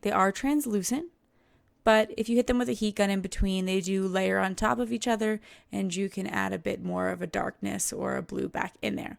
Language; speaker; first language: English; native; English